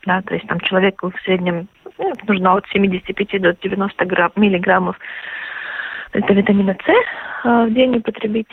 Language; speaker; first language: Russian; native; Russian